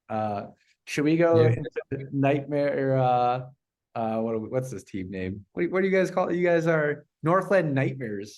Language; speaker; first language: English; native; English